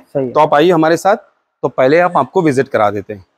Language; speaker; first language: Hindi; non-native, local second language; Gujarati